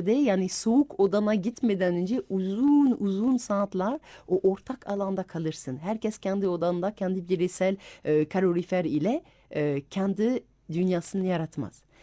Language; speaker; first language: Turkish; non-native, fluent; French